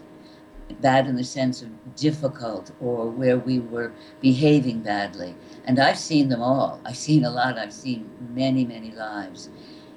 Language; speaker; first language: English; native; English